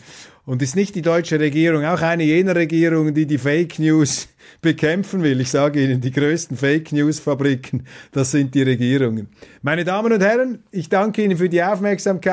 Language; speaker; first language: German; non-native, local second language; Swiss German